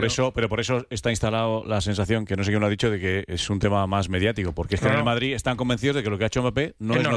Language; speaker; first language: Spanish; native; Spanish